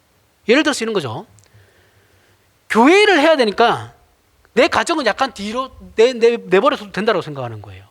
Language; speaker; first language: Korean; native; Korean